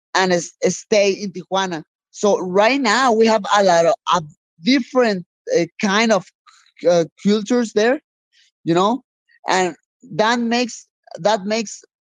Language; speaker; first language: English; non-native, learner; Spanish